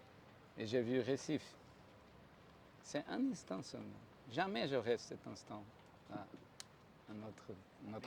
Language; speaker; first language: French; non-native, fluent; Portuguese